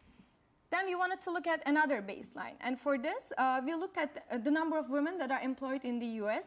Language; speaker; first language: English; non-native, fluent; Turkish